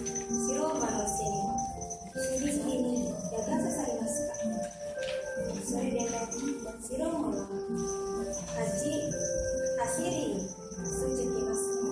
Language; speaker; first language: Japanese; non-native, learner; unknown